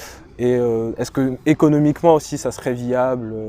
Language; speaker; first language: French; native; French